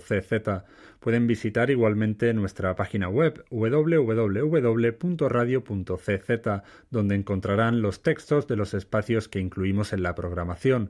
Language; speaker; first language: Spanish; native; Spanish